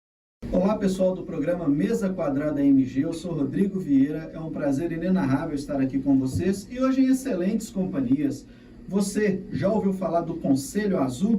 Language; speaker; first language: Portuguese; native; Portuguese